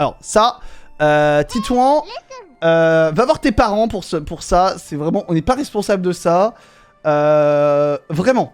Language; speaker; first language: French; native; French